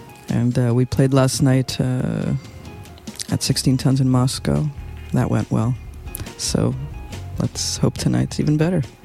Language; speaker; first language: English; early bilingual, other home language; Russian